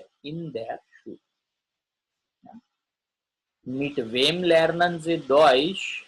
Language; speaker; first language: German; non-native, learner; Gujarati